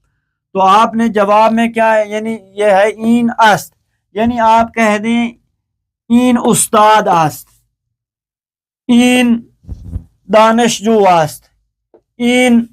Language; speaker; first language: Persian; non-native, fluent; Urdu